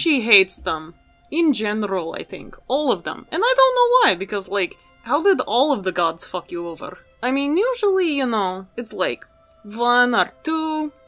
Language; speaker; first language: English; native; English